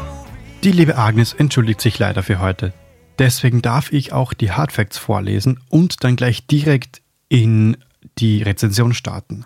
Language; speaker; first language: German; native; German